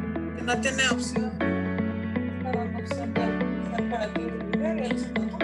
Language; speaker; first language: Spanish; native; Spanish